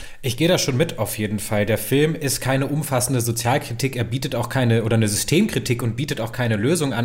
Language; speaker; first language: German; native; German